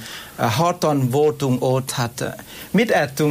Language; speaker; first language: Hungarian; non-native, learner; Vietnamese